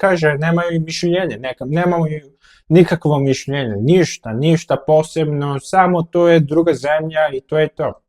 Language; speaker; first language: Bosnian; non-native, fluent; Korean